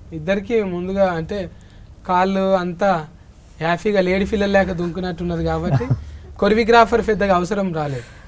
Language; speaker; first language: Telugu; native; Telugu